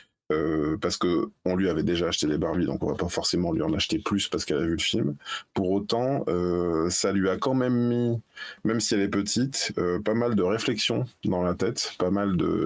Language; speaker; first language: French; native; French